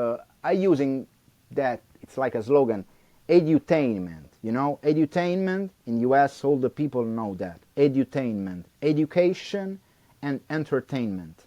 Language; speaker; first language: English; non-native, learner; Italian